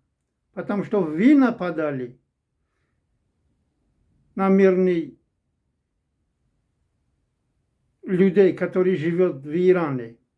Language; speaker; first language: Russian; non-native, fluent; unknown